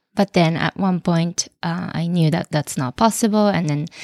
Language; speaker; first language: English; non-native, fluent; Japanese